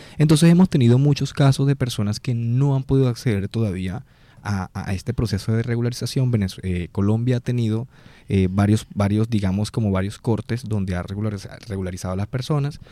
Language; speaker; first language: Spanish; native; Spanish